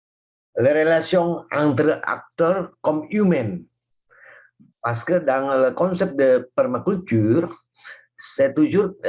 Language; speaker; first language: French; non-native, fluent; Indonesian